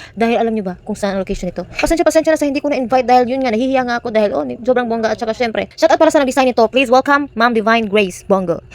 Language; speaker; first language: Filipino; non-native, local second language; Cebuano